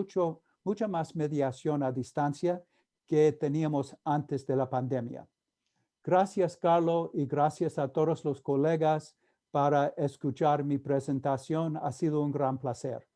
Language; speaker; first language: Spanish; non-native, fluent; English